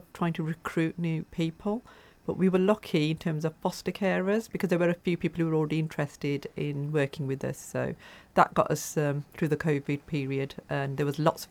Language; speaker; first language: English; native; English